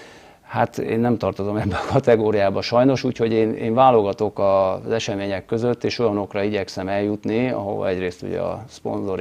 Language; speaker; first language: Hungarian; native; Hungarian